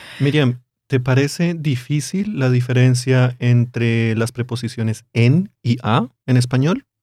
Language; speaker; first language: Spanish; native; Spanish